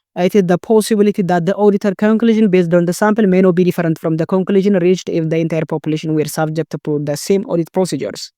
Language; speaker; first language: English; non-native, local second language; Amharic